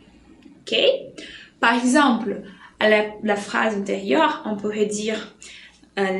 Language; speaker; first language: French; non-native, fluent; Portuguese